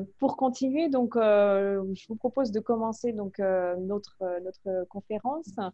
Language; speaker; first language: French; native; French